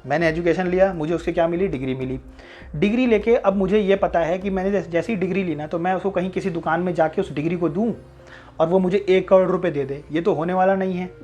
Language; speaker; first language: Hindi; native; Hindi